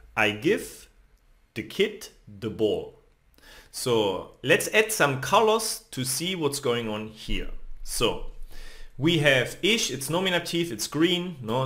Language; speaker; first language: English; non-native, fluent; German